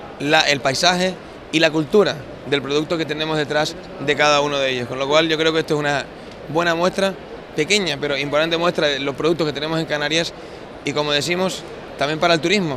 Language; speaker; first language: Spanish; native; Spanish